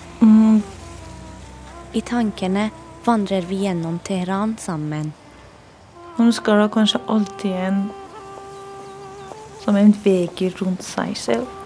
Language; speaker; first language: Norwegian; non-native, fluent; Persian